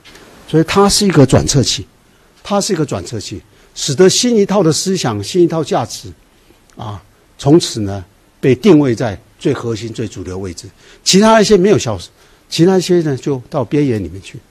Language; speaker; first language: Chinese; native; Chinese